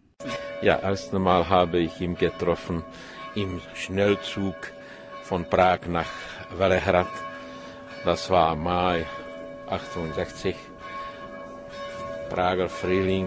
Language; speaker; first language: German; non-native, fluent; Czech